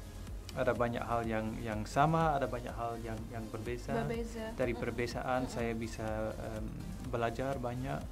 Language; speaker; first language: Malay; non-native, fluent; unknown